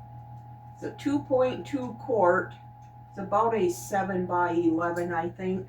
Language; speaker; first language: English; native; English